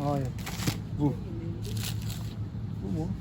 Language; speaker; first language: Turkish; non-native, learner; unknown